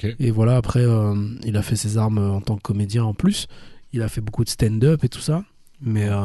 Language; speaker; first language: French; native; French